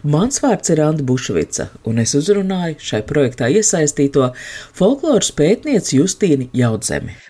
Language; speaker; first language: Latvian; native; Latvian